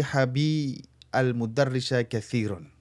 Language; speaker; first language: Arabic; non-native, fluent; Indonesian